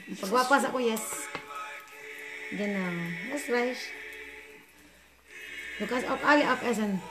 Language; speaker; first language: German; non-native, learner; Cebuano